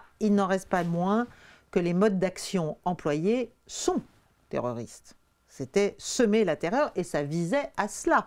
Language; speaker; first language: French; native; French